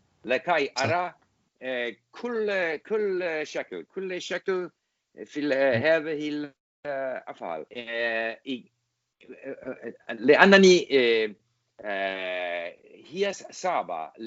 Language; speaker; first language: Arabic; non-native, learner; English